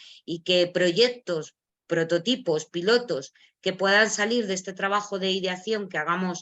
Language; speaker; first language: Spanish; native; Spanish